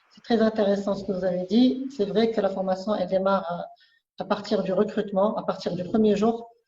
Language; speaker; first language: French; non-native, local second language; Arabic